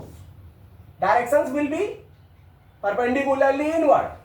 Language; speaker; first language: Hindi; native; Hindi